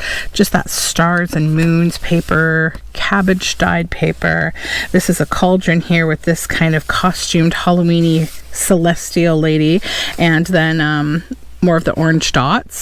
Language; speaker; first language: English; native; English